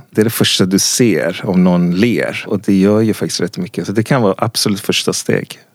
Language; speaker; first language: Swedish; non-native, fluent; Persian